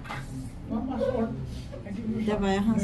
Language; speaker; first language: Russian; early bilingual, heritage; Russian